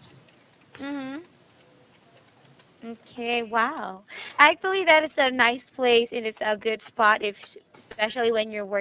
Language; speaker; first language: English; non-native, fluent; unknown